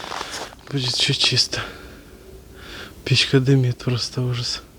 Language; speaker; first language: Russian; native; Russian